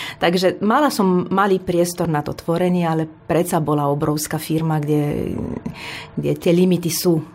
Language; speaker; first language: Slovak; non-native, fluent; Romanian